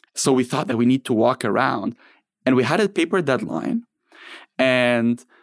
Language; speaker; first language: English; non-native, fluent; Arabic